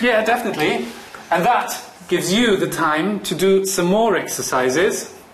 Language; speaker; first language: English; non-native, fluent; German